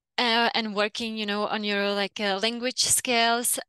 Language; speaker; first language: English; non-native, fluent; Czech